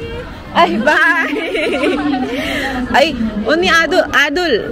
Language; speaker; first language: Korean; non-native, learner; Filipino